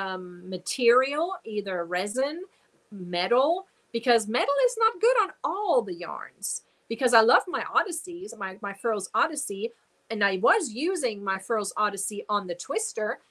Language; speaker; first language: English; early bilingual, other home language; German